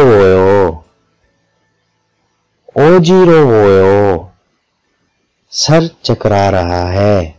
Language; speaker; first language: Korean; non-native, fluent; Urdu